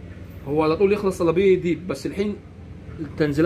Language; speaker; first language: Arabic; non-native, learner; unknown